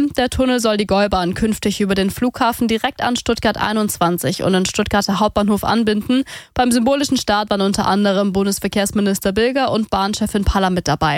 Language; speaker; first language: German; native; German